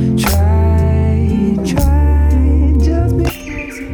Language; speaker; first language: English; non-native, fluent; Chinese